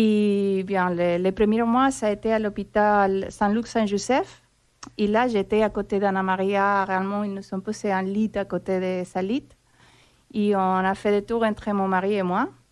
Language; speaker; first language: French; non-native, fluent; Spanish